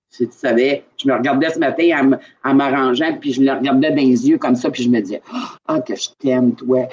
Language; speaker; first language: French; native; French